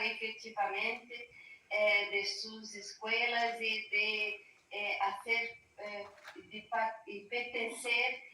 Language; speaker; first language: Spanish; non-native, learner; Portuguese